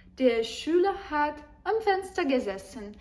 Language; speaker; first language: German; non-native, fluent; Ukrainian